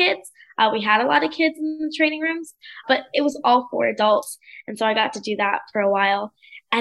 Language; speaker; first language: English; native; English